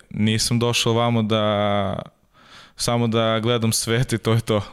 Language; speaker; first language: Serbian; non-native, learner; Russian